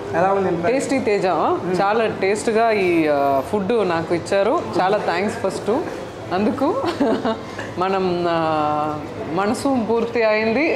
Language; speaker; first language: Telugu; non-native, learner; Tamil